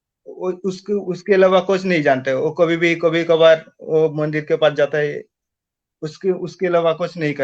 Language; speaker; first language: Hindi; non-native, local second language; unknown